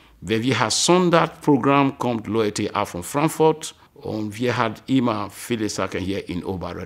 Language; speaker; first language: German; non-native, learner; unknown